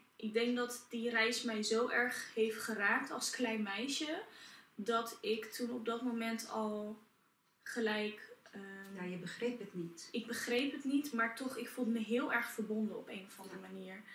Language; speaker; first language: Dutch; early bilingual, other home language; Arabic